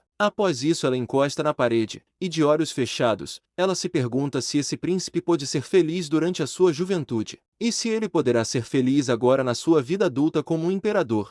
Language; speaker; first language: Portuguese; native; Portuguese